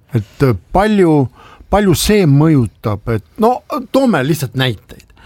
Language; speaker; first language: Estonian; non-native, local second language; Russian